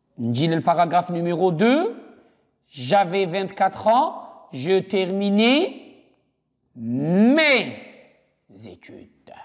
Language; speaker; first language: French; non-native, local second language; Arabic